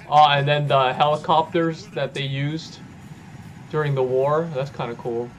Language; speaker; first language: English; native; English